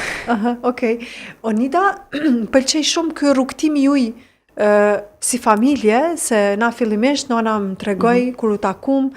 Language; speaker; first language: Albanian; native; Albanian